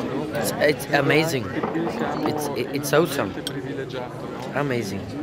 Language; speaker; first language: English; non-native, learner; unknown